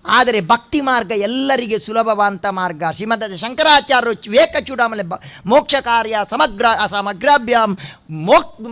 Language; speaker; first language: Kannada; non-native, local second language; Tulu